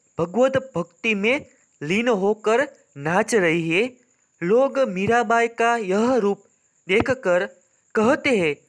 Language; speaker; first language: Hindi; non-native, local second language; Gujarati